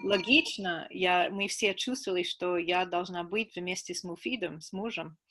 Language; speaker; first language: Russian; non-native, fluent; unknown